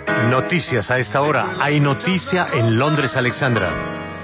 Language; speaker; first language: Spanish; native; Spanish